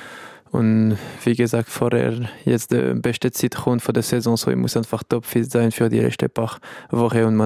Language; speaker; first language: German; non-native, local second language; French